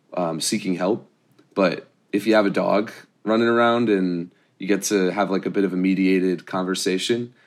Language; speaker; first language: English; native; English